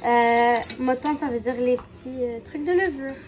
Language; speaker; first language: French; non-native, local second language; Arabic